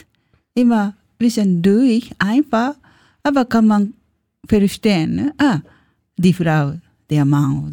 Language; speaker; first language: German; non-native, learner; Japanese